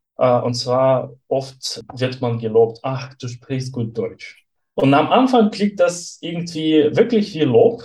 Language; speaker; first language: German; non-native, fluent; Russian